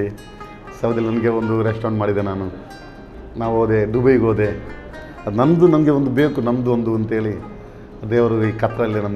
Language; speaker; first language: Kannada; non-native, local second language; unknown